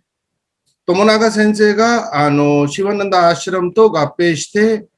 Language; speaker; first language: Japanese; non-native, fluent; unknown